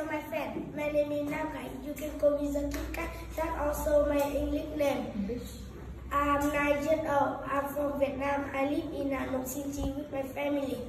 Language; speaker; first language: English; non-native, learner; Vietnamese